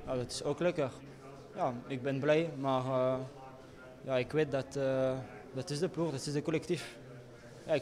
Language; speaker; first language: Dutch; non-native, learner; Italian